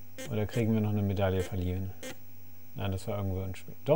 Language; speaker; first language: German; native; German